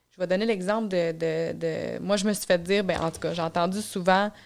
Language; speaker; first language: French; native; French